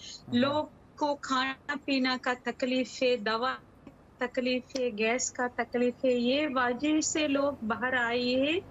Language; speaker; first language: Hindi; non-native, learner; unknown